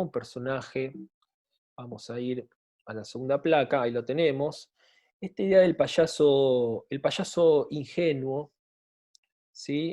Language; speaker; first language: Spanish; native; Spanish